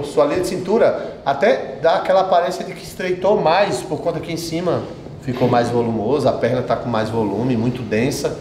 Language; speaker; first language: Portuguese; native; Portuguese